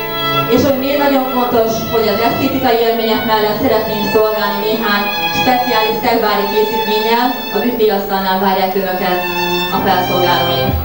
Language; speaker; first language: Hungarian; native; Hungarian